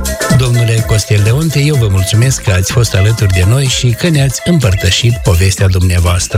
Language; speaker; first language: Romanian; native; Romanian